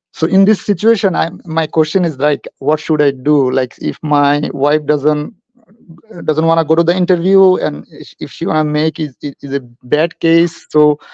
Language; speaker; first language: English; non-native, local second language; Bangla